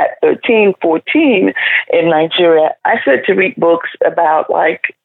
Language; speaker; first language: English; non-native, local second language; Igbo